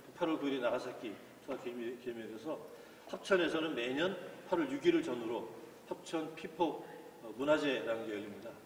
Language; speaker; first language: Korean; native; Korean